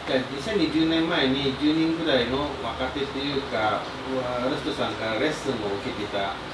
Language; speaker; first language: Japanese; non-native, fluent; Indonesian